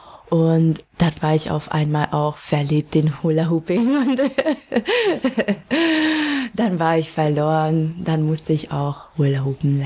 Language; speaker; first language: German; non-native, fluent; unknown